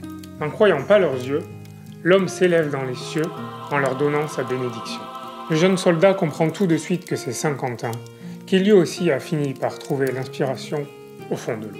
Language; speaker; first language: French; native; French